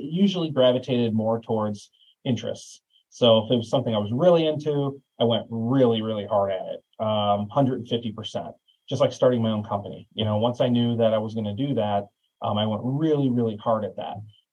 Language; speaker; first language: English; native; English